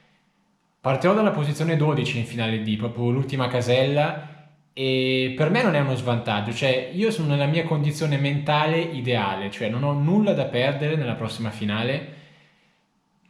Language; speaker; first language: Italian; native; Italian